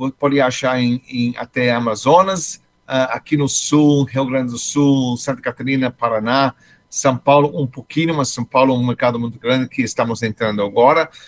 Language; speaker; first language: Portuguese; non-native, fluent; English